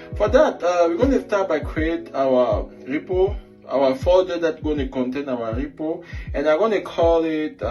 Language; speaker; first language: English; non-native, fluent; French